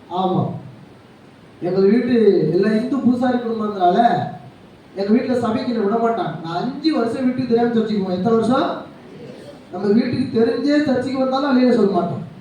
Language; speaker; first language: Tamil; native; Tamil